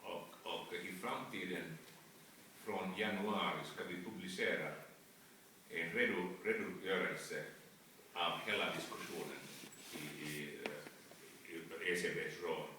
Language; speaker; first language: Swedish; non-native, fluent; Finnish